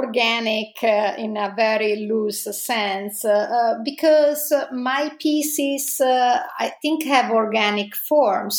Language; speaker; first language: English; non-native, fluent; Italian